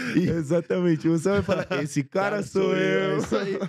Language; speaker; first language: Portuguese; non-native, fluent; Persian